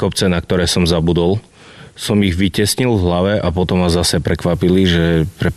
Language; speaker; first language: Slovak; native; Slovak